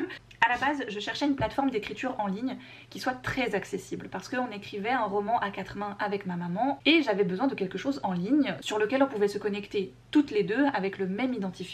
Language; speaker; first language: French; native; French